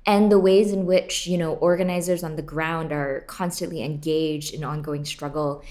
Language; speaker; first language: English; native; English